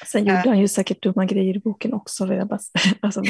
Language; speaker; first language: Swedish; native; Swedish